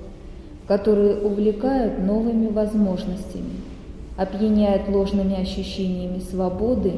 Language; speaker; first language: Russian; native; Russian